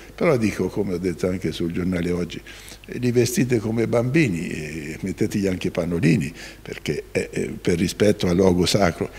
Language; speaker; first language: Italian; native; Italian